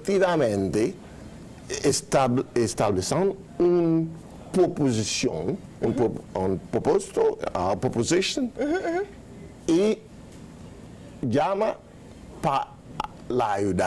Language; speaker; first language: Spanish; non-native, learner; Haitian Creole